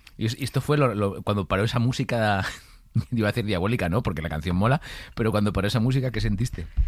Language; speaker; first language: Spanish; native; Spanish